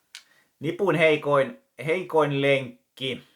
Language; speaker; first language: Finnish; native; Finnish